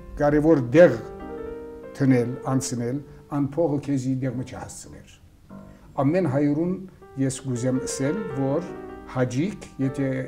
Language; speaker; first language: Armenian; early bilingual, heritage; Armenian